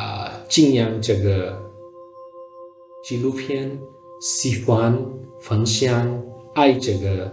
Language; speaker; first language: Chinese; non-native, learner; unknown